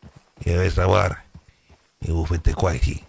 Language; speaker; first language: Spanish; non-native, learner; French